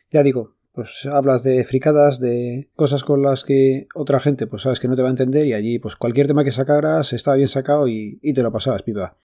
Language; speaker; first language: Spanish; native; Spanish